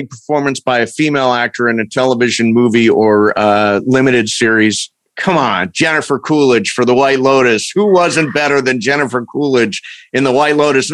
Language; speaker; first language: English; native; English